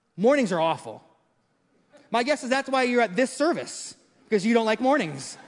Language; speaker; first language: English; native; English